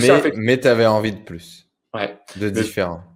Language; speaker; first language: French; native; French